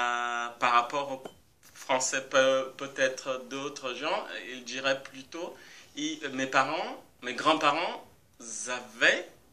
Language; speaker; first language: French; non-native, fluent; Portuguese